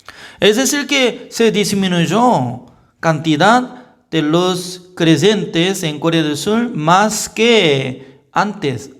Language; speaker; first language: Spanish; non-native, fluent; Korean